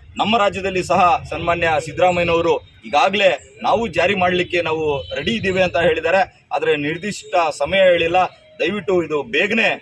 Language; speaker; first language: Kannada; native; Kannada